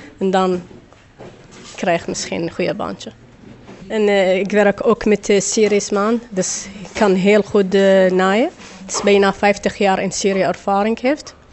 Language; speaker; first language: Dutch; non-native, learner; Arabic